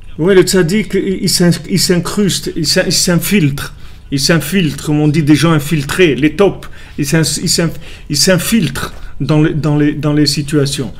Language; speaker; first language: French; native; French